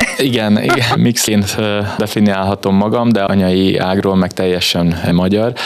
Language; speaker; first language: Hungarian; native; Hungarian